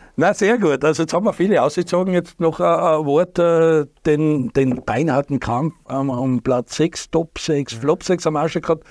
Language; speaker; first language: German; native; German